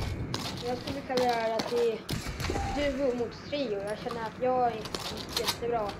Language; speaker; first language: Swedish; early bilingual, other home language; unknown